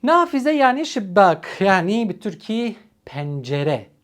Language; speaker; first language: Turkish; non-native, fluent; Arabic